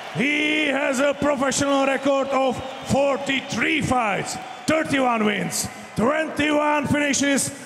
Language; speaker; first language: English; non-native, fluent; Czech